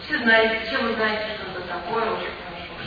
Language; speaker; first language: Russian; native; Russian